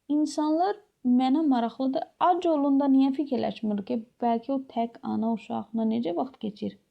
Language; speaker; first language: Azerbaijani; non-native, fluent; Urdu